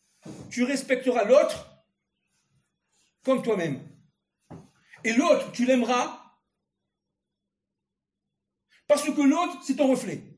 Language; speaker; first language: French; native; French